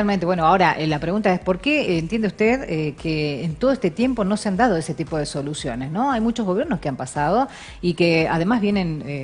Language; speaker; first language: Spanish; native; Spanish